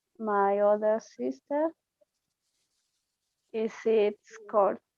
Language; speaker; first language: English; non-native, learner; Spanish